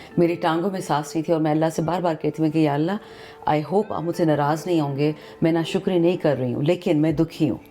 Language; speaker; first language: Urdu; non-native, local second language; Pashto